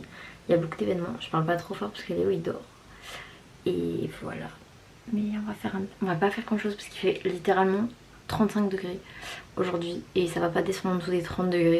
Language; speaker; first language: French; native; French